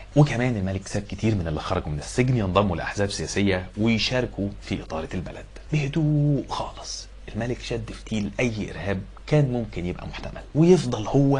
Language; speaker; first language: Arabic; native; Arabic